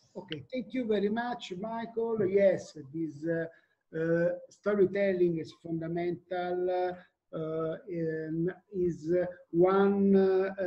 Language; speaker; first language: English; non-native, fluent; Italian